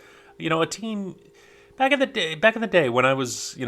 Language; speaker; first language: English; native; English